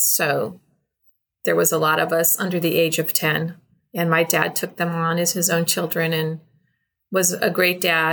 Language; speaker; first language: English; native; English